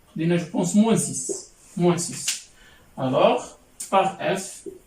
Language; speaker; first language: French; non-native, local second language; Arabic